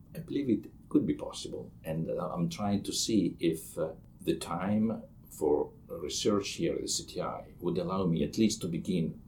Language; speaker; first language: English; non-native, fluent; Italian